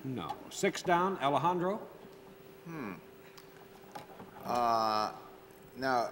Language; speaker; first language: English; non-native, fluent; Spanish